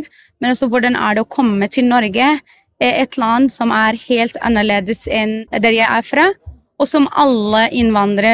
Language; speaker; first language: Norwegian; non-native, fluent; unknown